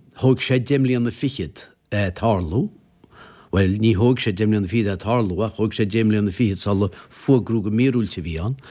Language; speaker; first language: Irish; native; Irish